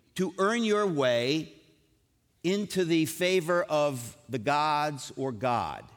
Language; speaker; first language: English; native; English